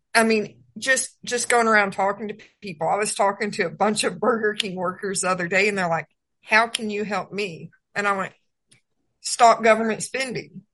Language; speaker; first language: English; native; English